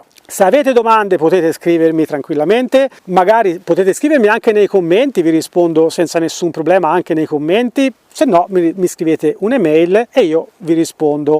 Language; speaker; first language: Italian; native; Italian